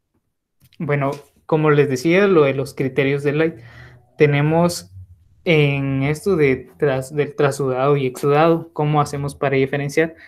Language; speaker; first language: Spanish; native; Spanish